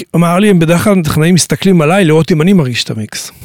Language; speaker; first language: Hebrew; native; Hebrew